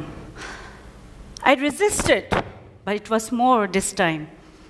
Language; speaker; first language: English; non-native, local second language; Nyishi